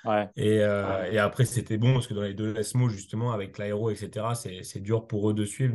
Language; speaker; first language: French; native; French